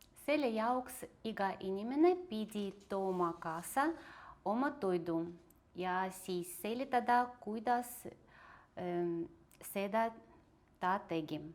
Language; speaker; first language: Estonian; non-native, local second language; Russian